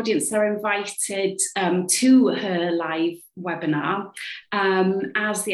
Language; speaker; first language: English; native; English